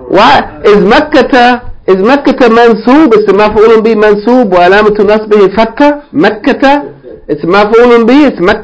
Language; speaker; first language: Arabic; non-native, fluent; English